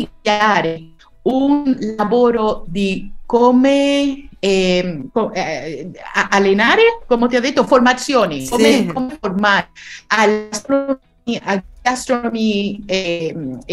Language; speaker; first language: Italian; non-native, learner; Spanish